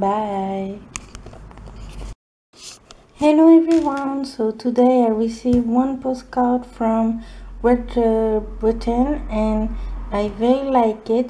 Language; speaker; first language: English; non-native, learner; French